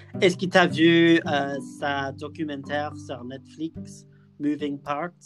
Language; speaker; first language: French; non-native, learner; English